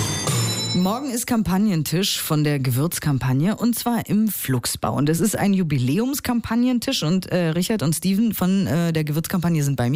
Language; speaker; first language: German; native; German